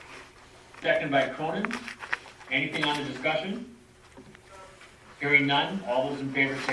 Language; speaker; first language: English; native; English